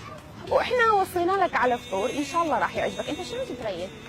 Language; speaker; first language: Arabic; native; Arabic